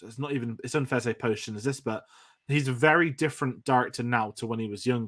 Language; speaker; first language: English; native; English